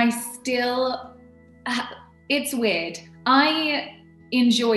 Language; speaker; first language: English; native; English